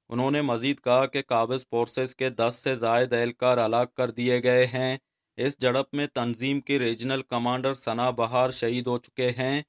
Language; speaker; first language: Urdu; non-native, local second language; Baluchi